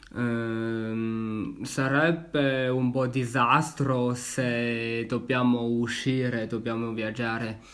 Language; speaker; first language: Italian; non-native, learner; Chinese